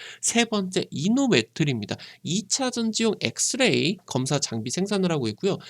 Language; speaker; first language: Korean; native; Korean